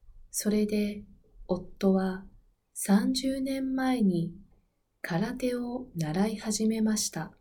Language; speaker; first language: Japanese; non-native, learner; Spanish